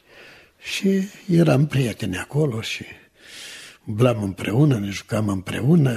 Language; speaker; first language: Romanian; native; Romanian